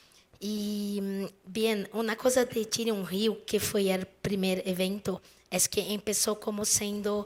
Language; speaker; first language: Spanish; non-native, fluent; Portuguese